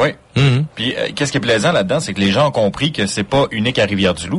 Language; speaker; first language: French; native; French